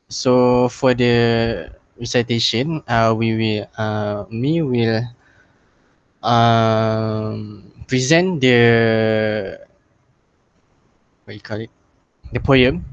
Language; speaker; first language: English; non-native, local second language; Malay